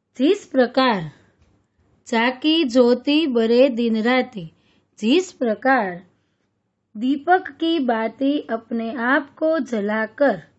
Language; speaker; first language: Hindi; non-native, local second language; Gujarati